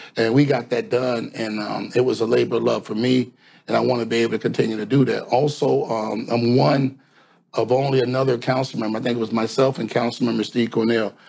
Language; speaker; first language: English; native; English